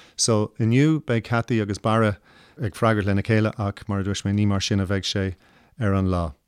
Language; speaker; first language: Irish; non-native, local second language; English